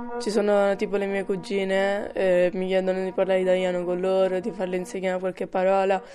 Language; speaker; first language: Italian; early bilingual, other home language; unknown